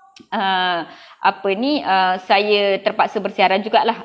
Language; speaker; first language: Malay; non-native, local second language; Tamil